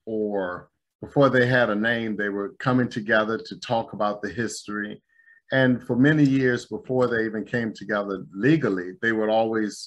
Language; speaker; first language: English; native; English